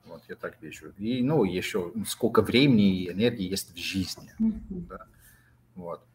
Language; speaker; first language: Russian; non-native, fluent; English